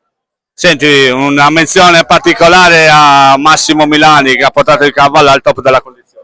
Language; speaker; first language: Italian; native; Italian